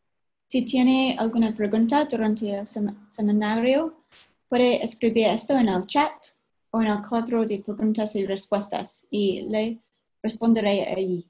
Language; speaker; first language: Spanish; non-native, fluent; English